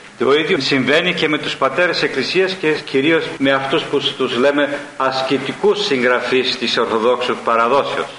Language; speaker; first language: Greek; early bilingual, heritage; Greek